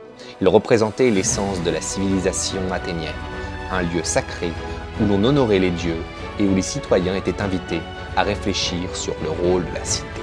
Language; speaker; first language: French; native; French